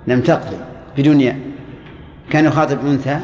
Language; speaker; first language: Arabic; native; Arabic